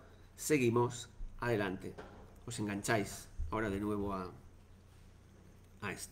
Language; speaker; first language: Spanish; native; Spanish